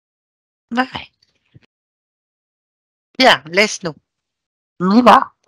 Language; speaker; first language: French; native; French